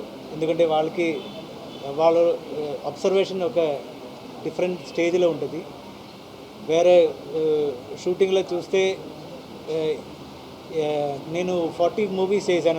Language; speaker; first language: Telugu; non-native, fluent; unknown